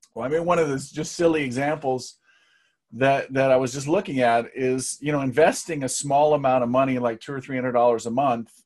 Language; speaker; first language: English; native; English